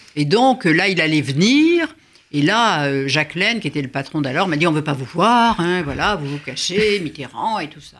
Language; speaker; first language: French; native; French